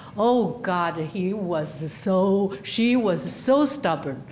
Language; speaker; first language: English; non-native, fluent; Chinese